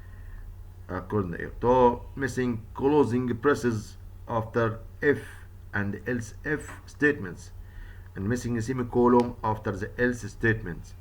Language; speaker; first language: English; non-native, fluent; Arabic